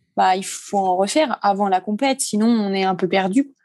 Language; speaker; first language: French; native; French